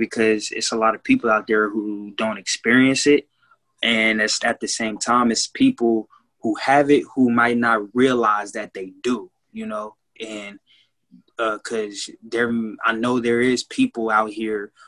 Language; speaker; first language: English; native; English